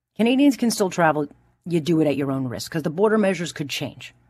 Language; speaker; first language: English; native; English